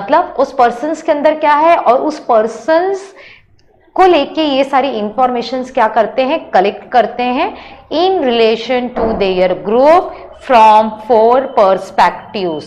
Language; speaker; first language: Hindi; native; Hindi